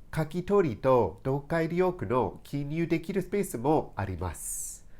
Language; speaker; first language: Japanese; non-native, fluent; English